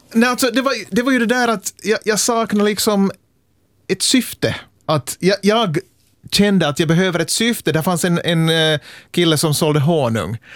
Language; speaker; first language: Swedish; native; Swedish